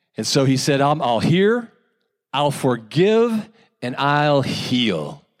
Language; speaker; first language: English; native; English